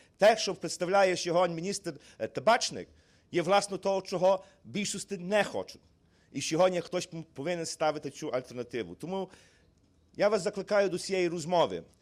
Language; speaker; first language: Ukrainian; early bilingual, heritage; Ukrainian